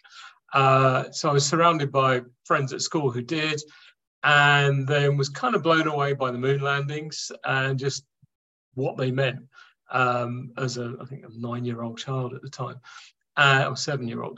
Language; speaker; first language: English; native; English